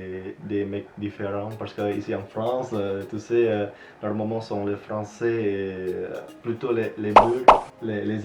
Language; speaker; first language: French; non-native, fluent; Indonesian